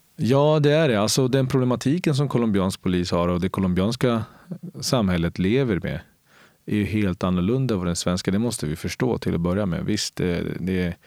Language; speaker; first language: Swedish; early bilingual, other home language; Spanish